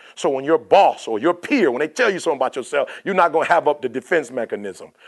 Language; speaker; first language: English; native; English